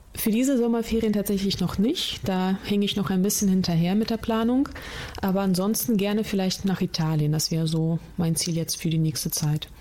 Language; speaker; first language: German; early bilingual, other home language; Russian